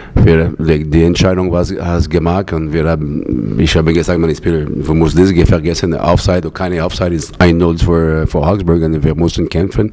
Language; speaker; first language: German; non-native, learner; French